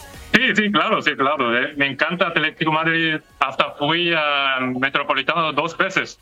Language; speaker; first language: Spanish; non-native, fluent; Korean